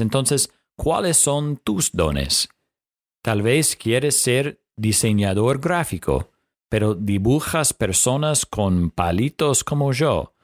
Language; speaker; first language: Spanish; non-native, fluent; English